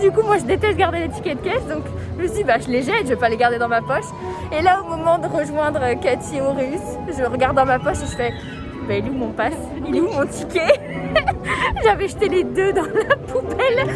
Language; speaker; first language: French; native; French